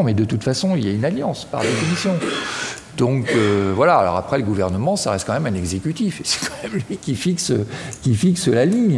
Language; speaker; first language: French; native; French